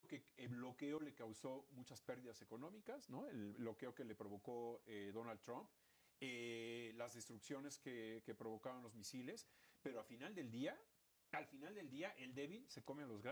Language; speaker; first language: Spanish; native; Spanish